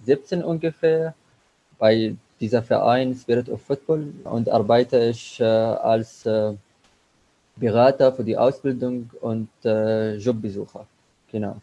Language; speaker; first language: German; non-native, learner; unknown